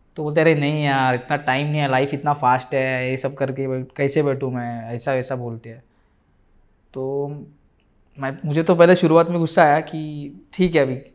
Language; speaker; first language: Hindi; non-native, local second language; Marathi